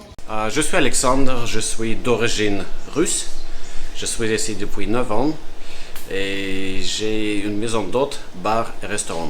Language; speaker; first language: French; non-native, fluent; Russian